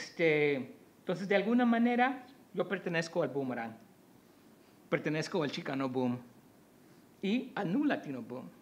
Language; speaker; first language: Spanish; early bilingual, heritage; Spanish